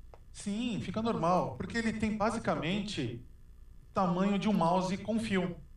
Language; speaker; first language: Portuguese; native; Portuguese